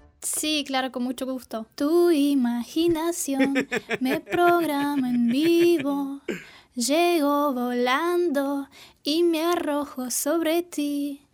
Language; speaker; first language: Spanish; non-native, fluent; Russian